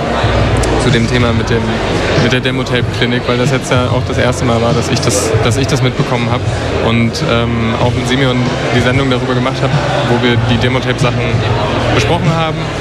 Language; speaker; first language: German; native; German